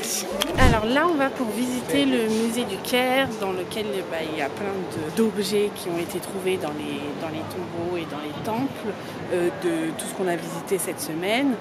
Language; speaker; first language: French; native; French